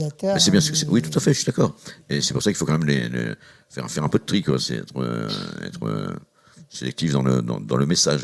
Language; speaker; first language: French; native; French